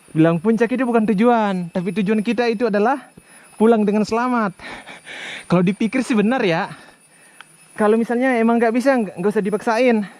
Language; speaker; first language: Indonesian; non-native, local second language; Buginese